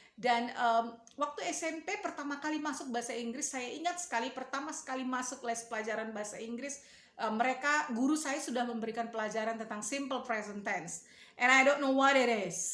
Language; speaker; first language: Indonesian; native; Indonesian